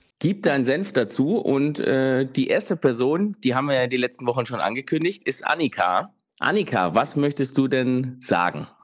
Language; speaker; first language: German; early bilingual, other home language; Italian